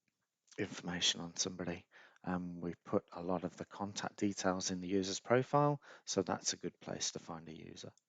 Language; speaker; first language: English; native; English